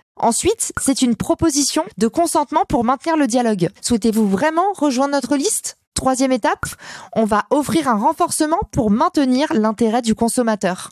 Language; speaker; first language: French; native; French